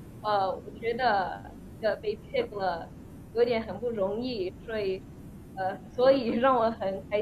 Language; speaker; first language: Chinese; early bilingual, other home language; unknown